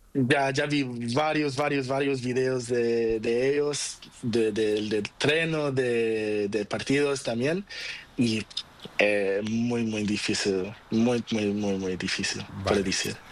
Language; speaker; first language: Spanish; non-native, learner; Portuguese